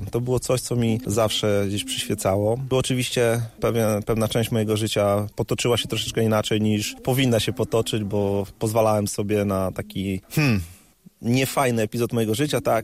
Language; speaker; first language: Polish; native; Polish